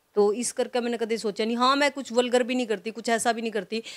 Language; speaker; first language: Hindi; non-native, local second language; Haryanvi